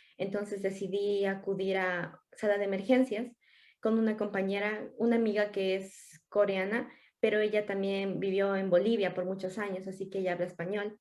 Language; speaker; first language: Spanish; native; Spanish